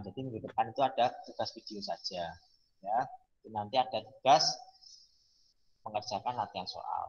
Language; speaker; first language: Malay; non-native, local second language; Javanese